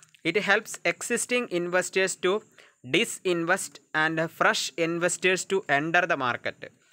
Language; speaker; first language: English; non-native, local second language; Malayalam